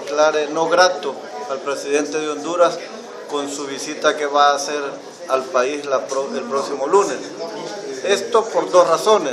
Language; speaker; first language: Spanish; native; Spanish